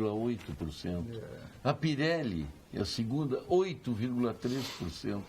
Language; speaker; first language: Portuguese; native; Portuguese